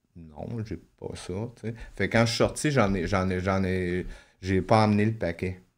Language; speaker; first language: French; native; French